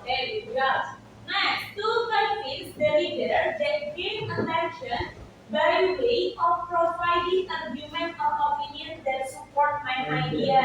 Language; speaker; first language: English; non-native, learner; Indonesian